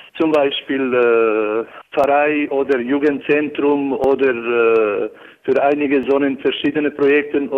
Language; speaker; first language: German; non-native, learner; Albanian